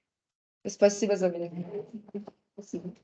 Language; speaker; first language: Russian; non-native, learner; Persian